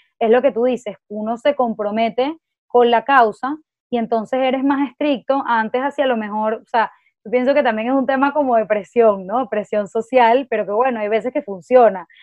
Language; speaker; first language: Spanish; native; Spanish